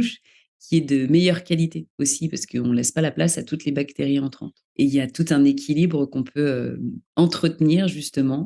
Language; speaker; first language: French; native; French